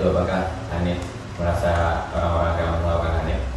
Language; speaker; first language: Indonesian; native; Indonesian